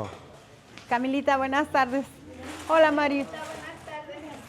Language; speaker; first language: Spanish; native; Spanish